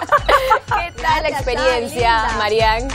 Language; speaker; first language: Spanish; native; Spanish